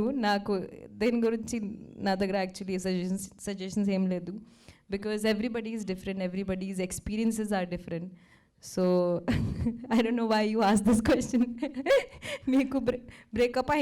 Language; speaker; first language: Telugu; non-native, local second language; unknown